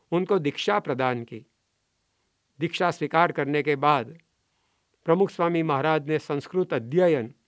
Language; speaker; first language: Hindi; non-native, local second language; Gujarati